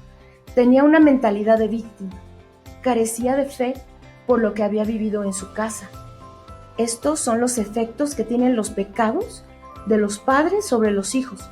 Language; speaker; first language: Spanish; native; Spanish